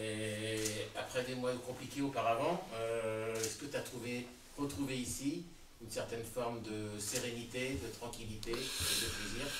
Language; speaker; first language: French; native; French